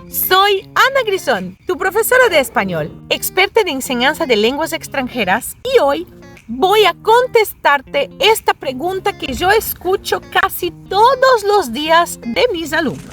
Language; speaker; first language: Spanish; non-native, fluent; Portuguese